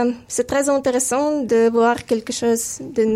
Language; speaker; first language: French; non-native, fluent; Ukrainian